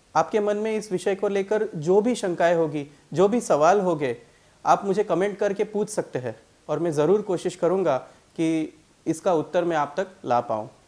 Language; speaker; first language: Hindi; non-native, local second language; Marathi